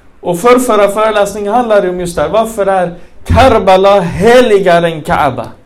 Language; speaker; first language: Swedish; early bilingual, other home language; Arabic